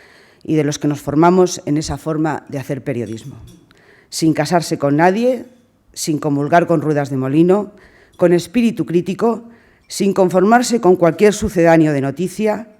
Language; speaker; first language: Spanish; native; Spanish